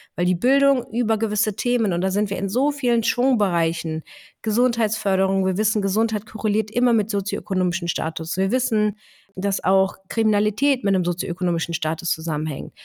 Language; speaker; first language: German; early bilingual, other home language; Greek